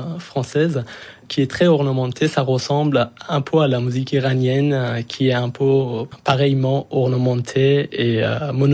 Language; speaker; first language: French; non-native, fluent; Persian